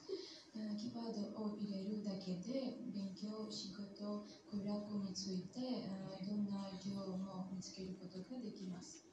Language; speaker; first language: Japanese; non-native, fluent; Armenian